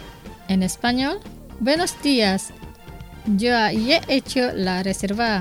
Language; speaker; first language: Spanish; non-native, fluent; Indonesian